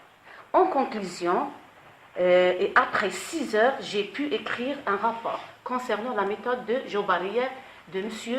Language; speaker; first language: French; non-native, fluent; Arabic